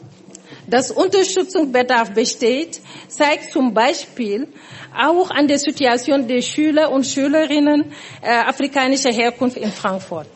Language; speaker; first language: German; non-native, fluent; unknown